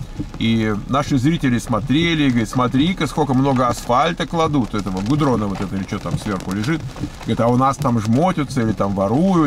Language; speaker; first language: Russian; native; Russian